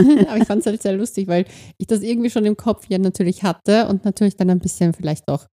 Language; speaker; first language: German; native; German